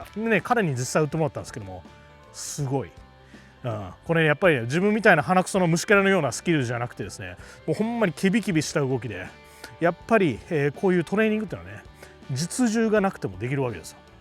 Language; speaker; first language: Japanese; native; Japanese